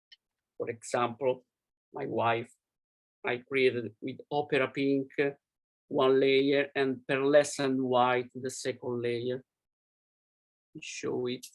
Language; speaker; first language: English; non-native, learner; Italian